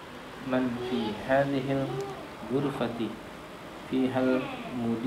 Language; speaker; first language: Arabic; non-native, learner; Indonesian